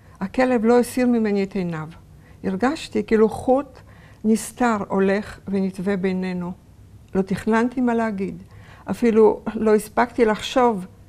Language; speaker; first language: Hebrew; early bilingual, other home language; Polish